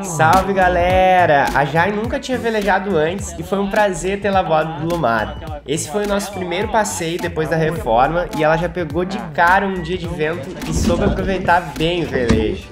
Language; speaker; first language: Portuguese; native; Portuguese